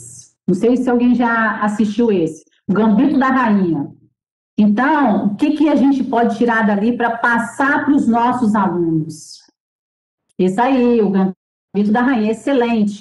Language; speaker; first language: Portuguese; native; Portuguese